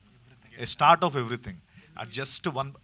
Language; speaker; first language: Telugu; native; Telugu